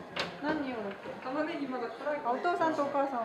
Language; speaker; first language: Japanese; native; Japanese